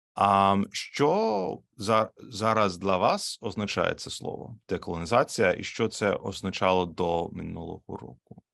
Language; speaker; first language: Ukrainian; non-native, learner; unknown